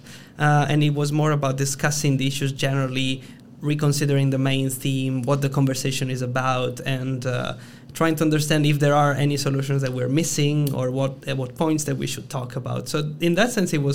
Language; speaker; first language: English; non-native, fluent; Italian